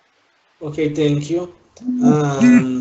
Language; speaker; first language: English; non-native, learner; Spanish